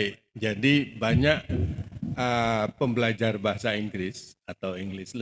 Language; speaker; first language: Indonesian; native; Indonesian